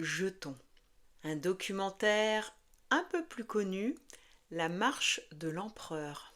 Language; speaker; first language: French; native; French